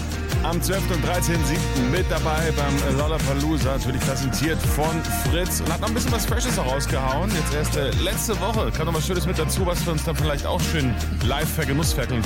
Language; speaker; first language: German; native; German